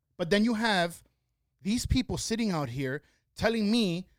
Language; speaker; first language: English; early bilingual, other home language; Spanish